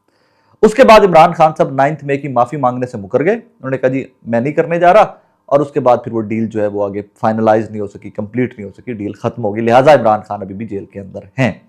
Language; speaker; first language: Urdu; non-native, local second language; Punjabi